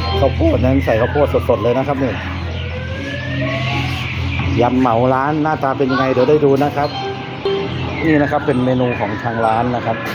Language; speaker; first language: Thai; native; Thai